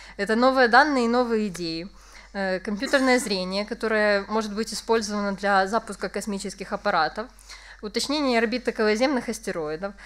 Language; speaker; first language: Russian; native; Russian